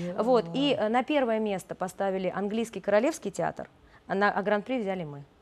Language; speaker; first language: Russian; native; Russian